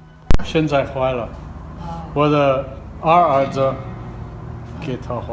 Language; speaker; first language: Chinese; non-native, learner; English